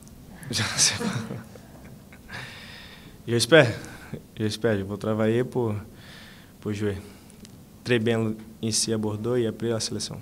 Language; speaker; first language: French; non-native, learner; Portuguese